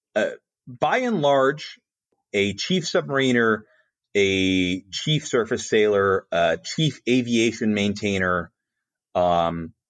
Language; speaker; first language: English; native; English